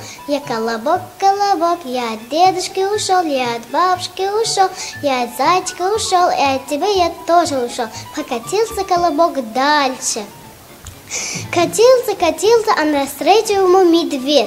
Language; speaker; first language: Russian; non-native, local second language; Tajik